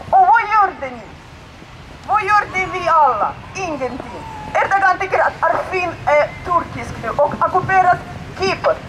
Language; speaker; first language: Swedish; non-native, learner; Russian